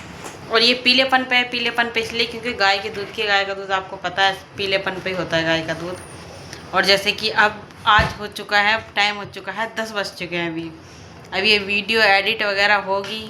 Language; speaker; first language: Hindi; native; Hindi